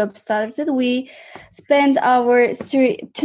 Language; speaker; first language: English; non-native, fluent; Azerbaijani